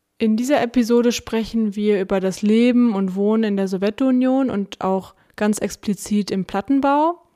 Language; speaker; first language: German; early bilingual, other home language; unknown